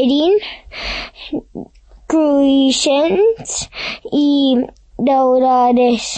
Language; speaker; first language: Catalan; early bilingual, other home language; English